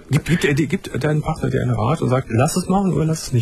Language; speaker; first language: German; native; German